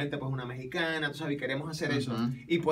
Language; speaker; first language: Spanish; native; Spanish